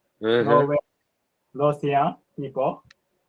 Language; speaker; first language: English; non-native, learner; Japanese